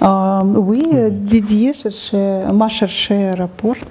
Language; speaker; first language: French; non-native, learner; Russian